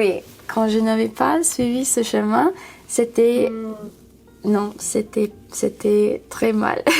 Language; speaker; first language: French; non-native, learner; English